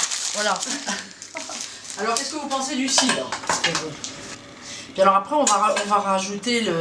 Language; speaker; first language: French; native; French